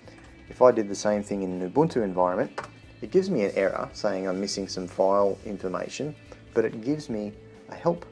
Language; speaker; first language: English; native; English